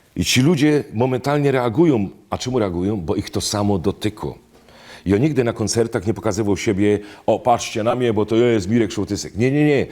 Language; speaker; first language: Polish; native; Polish